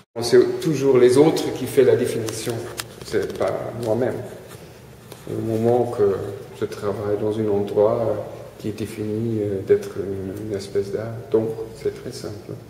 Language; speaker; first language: French; non-native, fluent; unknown